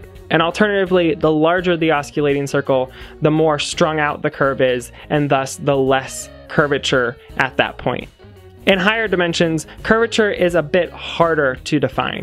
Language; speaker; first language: English; native; English